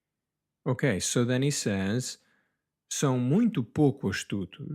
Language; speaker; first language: Portuguese; non-native, fluent; English